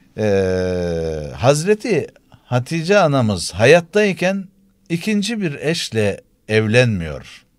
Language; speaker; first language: Turkish; native; Turkish